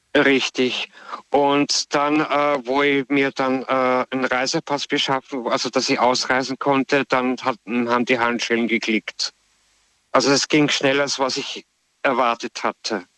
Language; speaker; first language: German; native; German